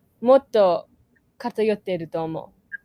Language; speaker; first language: Japanese; non-native, learner; English